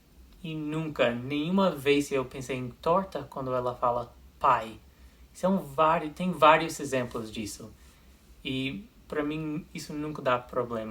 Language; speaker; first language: Portuguese; non-native, fluent; English